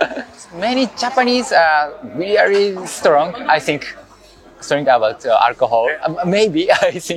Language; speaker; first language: English; non-native, learner; Japanese